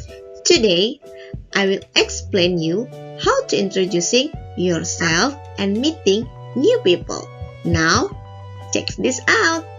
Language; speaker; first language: English; non-native, learner; Indonesian